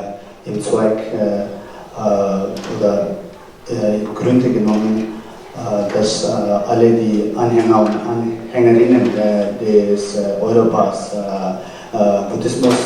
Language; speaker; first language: German; non-native, fluent; Tibetan